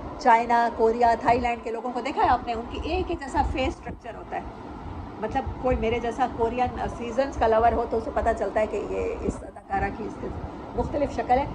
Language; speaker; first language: Urdu; non-native, local second language; Saraiki